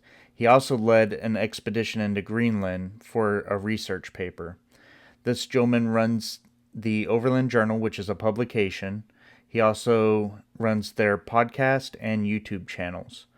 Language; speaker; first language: English; native; English